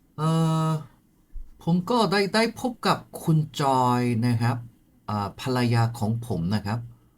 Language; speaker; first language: Thai; non-native, fluent; Korean